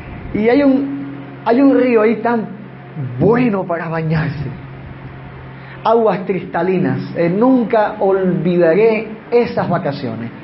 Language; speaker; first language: Spanish; native; Spanish